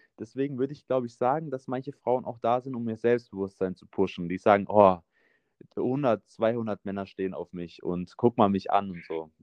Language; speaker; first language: German; native; German